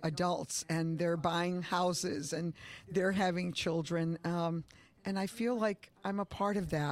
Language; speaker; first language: English; early bilingual, other home language; Spanish